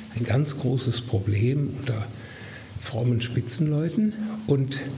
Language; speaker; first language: German; native; German